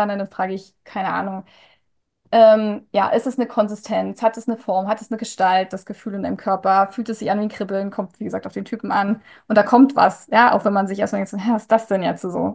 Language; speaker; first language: German; native; German